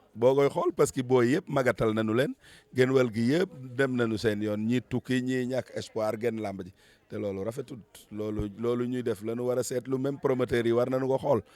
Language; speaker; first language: Wolof; native; Wolof